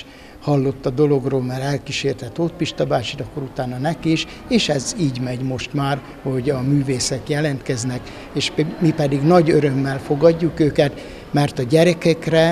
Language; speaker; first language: Hungarian; native; Hungarian